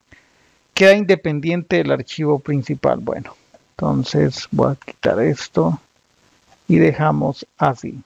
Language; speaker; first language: Spanish; native; Spanish